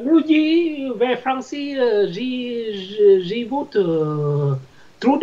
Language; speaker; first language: Russian; non-native, learner; Vietnamese